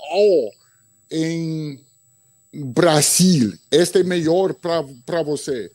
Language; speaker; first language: Portuguese; non-native, learner; English